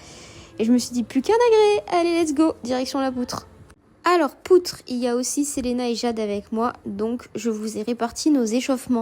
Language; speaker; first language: French; native; French